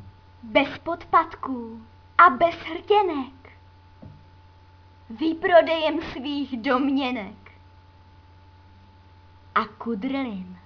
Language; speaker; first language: Czech; native; Czech